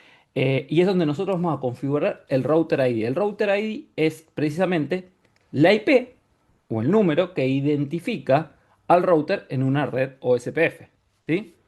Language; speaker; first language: Spanish; native; Spanish